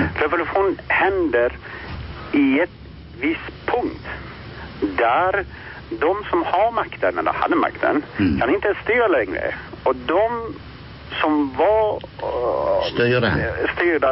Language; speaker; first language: Swedish; non-native, fluent; Persian